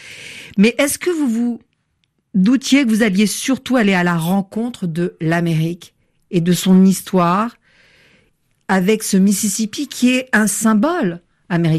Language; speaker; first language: French; native; French